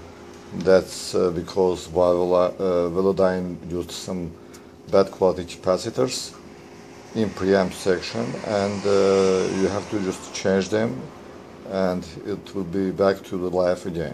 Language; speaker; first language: English; non-native, fluent; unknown